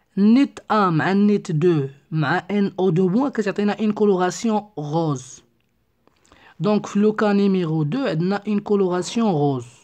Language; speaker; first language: French; non-native, local second language; Arabic